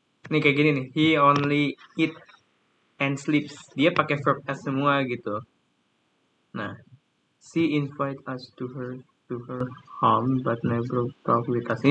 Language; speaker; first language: English; non-native, fluent; Indonesian